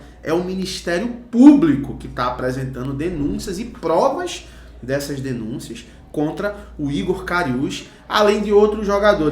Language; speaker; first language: Portuguese; native; Portuguese